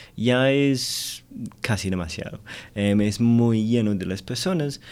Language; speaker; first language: Spanish; non-native, fluent; English